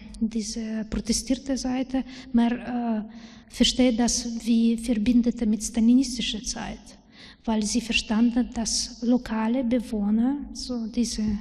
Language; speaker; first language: German; non-native, learner; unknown